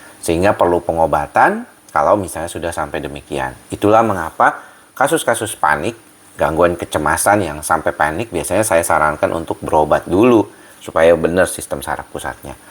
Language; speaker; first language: Indonesian; native; Indonesian